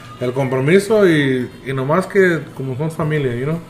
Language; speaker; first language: Spanish; early bilingual, heritage; Spanish